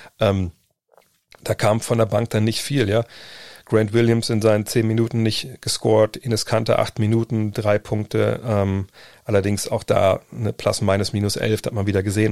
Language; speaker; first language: German; native; German